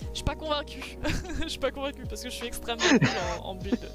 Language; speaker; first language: French; native; French